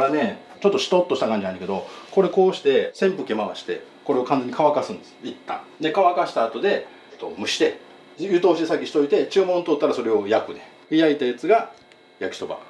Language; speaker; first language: Japanese; native; Japanese